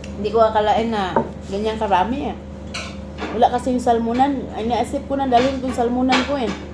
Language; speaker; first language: Filipino; non-native, local second language; Cebuano